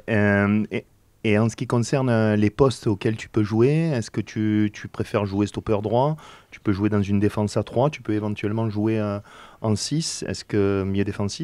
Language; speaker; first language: French; native; French